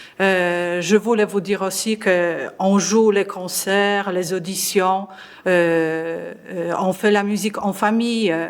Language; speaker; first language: French; non-native, fluent; Polish